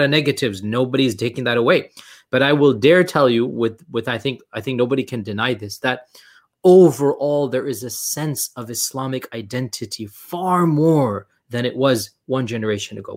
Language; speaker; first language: English; native; English